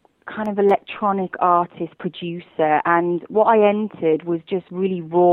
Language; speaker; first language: English; native; English